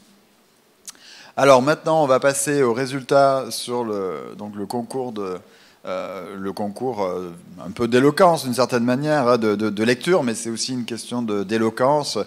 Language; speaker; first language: French; native; French